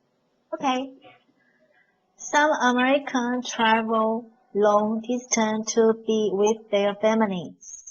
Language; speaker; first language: English; non-native, learner; Chinese